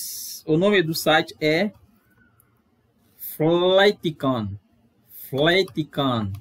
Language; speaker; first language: Portuguese; non-native, fluent; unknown